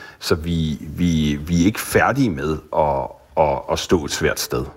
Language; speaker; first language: Danish; native; Danish